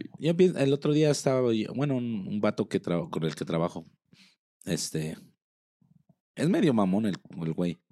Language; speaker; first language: Spanish; early bilingual, heritage; Spanish